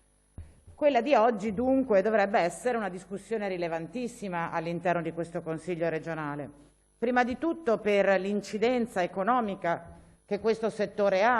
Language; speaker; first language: Italian; native; Italian